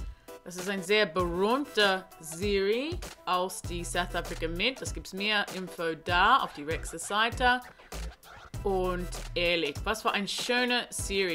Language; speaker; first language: German; non-native, learner; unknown